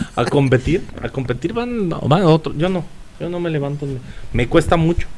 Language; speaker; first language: Spanish; native; Spanish